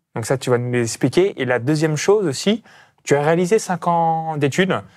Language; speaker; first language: French; native; French